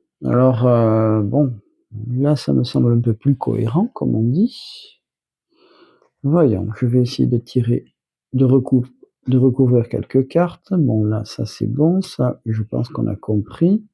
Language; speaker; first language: French; native; French